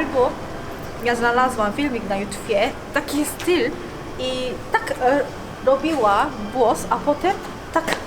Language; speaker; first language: Polish; non-native, learner; Korean